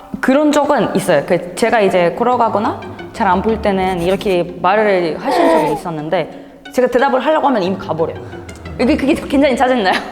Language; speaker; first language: Korean; non-native, fluent; Russian